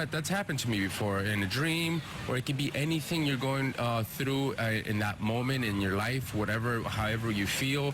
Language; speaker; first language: English; early bilingual, other home language; Spanish